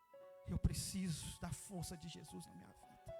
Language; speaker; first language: Portuguese; native; Portuguese